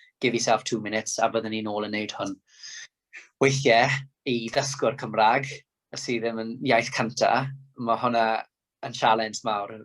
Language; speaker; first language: Welsh; non-native, local second language; English